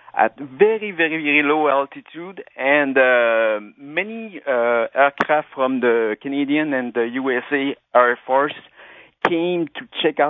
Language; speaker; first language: English; non-native, fluent; French